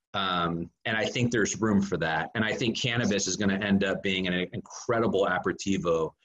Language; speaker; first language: English; native; English